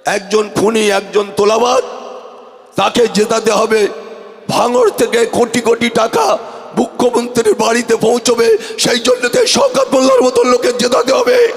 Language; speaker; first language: Bangla; native; Bangla